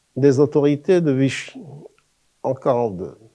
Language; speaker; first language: French; non-native, local second language; Arabic